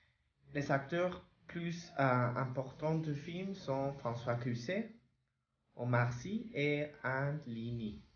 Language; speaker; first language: French; non-native, learner; Spanish